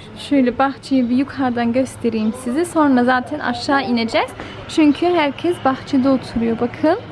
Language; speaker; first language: Turkish; early bilingual, heritage; Turkish